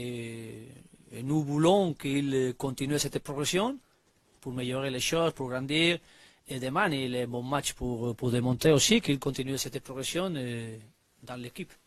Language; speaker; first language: French; non-native, learner; Spanish